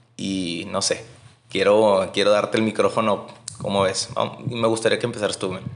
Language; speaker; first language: Spanish; native; Spanish